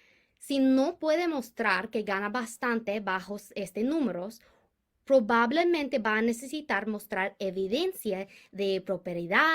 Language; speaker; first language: Spanish; non-native, fluent; English